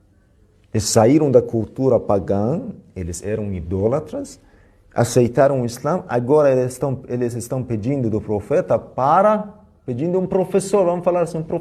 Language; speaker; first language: Portuguese; non-native, fluent; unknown